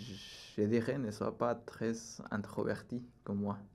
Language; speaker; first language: French; non-native, learner; Spanish